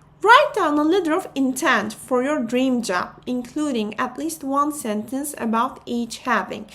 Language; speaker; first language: English; non-native, fluent; Turkish